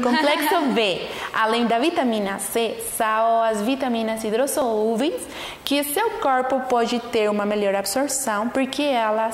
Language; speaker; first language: Portuguese; non-native, learner; Spanish